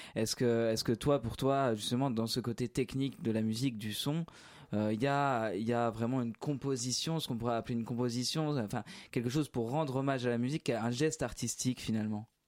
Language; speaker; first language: French; native; French